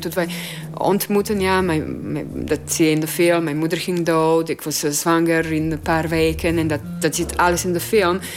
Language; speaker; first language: Dutch; non-native, learner; Croatian